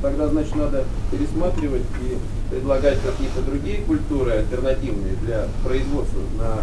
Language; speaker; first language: Russian; native; Russian